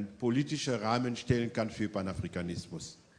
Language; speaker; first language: German; non-native, fluent; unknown